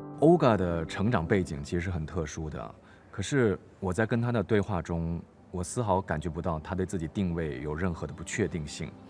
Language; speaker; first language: Chinese; native; Chinese